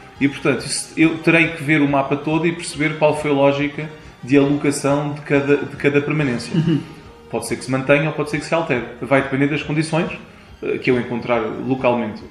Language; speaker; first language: Portuguese; early bilingual, heritage; Portuguese